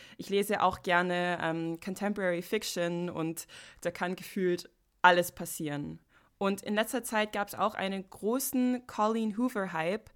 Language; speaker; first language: German; non-native, fluent; English